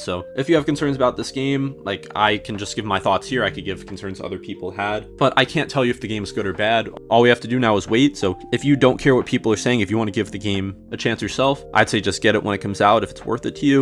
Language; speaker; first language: English; native; English